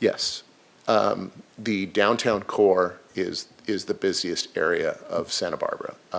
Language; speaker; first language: English; native; English